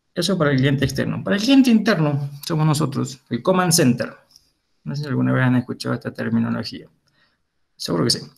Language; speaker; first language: Spanish; native; Spanish